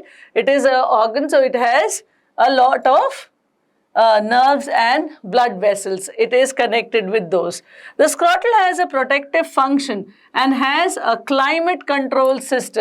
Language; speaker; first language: English; non-native, local second language; Hindi